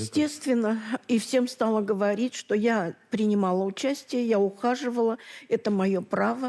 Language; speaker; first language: Russian; native; Russian